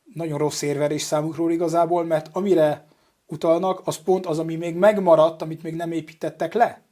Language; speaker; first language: Hungarian; early bilingual, heritage; Hungarian